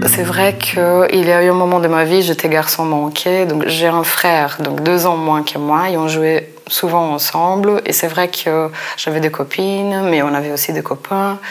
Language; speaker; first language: French; non-native, fluent; Portuguese